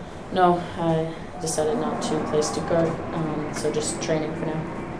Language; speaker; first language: English; native; English